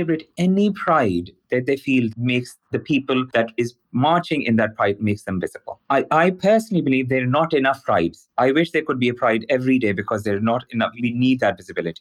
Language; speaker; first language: English; non-native, local second language; Urdu